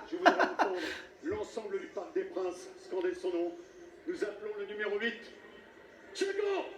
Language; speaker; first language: French; native; French